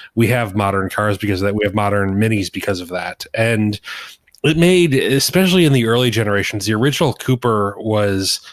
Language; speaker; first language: English; native; English